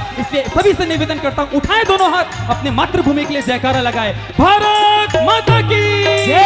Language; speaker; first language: Hindi; native; Hindi